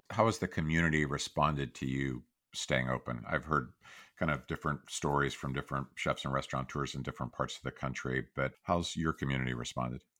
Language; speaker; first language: English; native; English